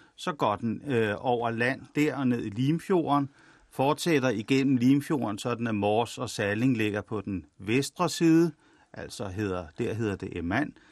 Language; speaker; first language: Danish; native; Danish